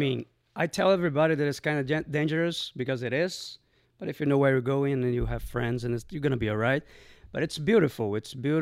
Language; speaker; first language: English; non-native, fluent; Portuguese